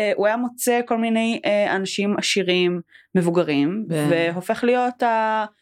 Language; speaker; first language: Hebrew; native; Hebrew